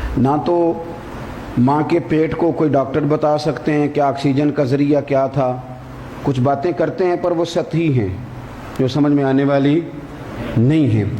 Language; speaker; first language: Urdu; non-native, local second language; Punjabi